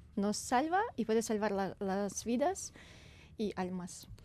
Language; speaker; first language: Spanish; non-native, fluent; Ukrainian